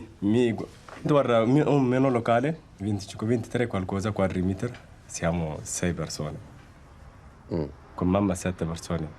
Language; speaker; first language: Italian; non-native, learner; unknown